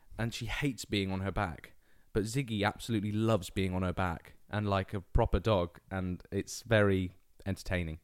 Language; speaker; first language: English; native; English